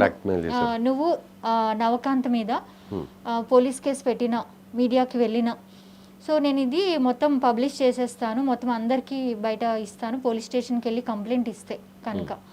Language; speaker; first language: Telugu; native; Telugu